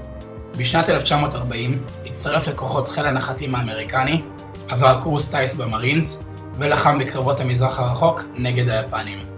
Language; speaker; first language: Hebrew; native; Hebrew